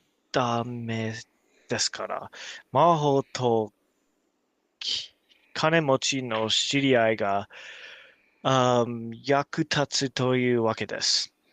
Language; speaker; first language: Japanese; non-native, learner; English